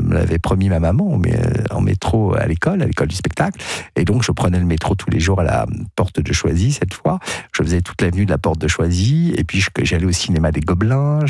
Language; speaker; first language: French; native; French